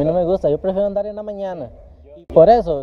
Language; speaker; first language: Spanish; native; Spanish